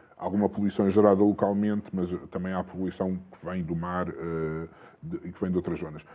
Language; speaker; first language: Portuguese; early bilingual, other home language; Kabuverdianu